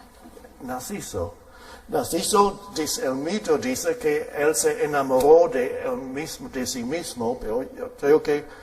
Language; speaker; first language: Spanish; non-native, fluent; German